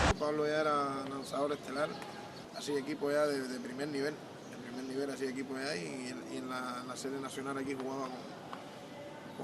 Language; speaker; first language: Spanish; native; Spanish